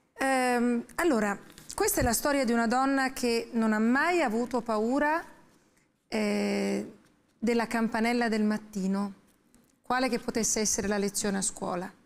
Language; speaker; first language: Italian; native; Italian